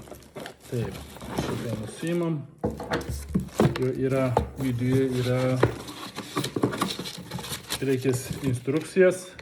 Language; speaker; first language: Lithuanian; non-native, learner; Turkish